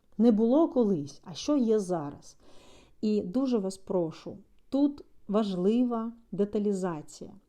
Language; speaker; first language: Ukrainian; non-native, local second language; Russian